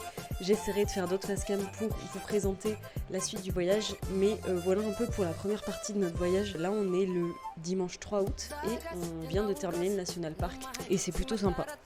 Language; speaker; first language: French; native; French